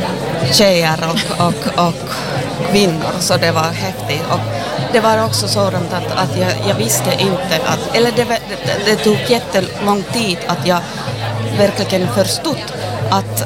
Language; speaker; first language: Swedish; non-native, local second language; Finnish